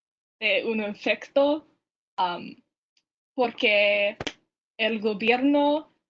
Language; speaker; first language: Spanish; non-native, learner; English